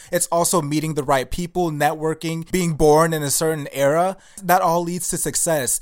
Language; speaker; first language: English; early bilingual, other home language; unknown